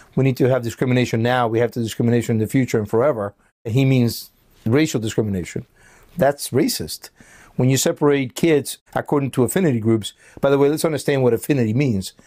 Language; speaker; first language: English; early bilingual, other home language; Spanish